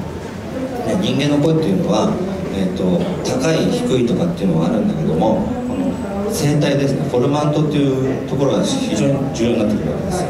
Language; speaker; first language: Japanese; native; Japanese